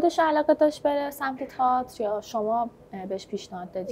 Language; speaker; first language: Persian; native; Persian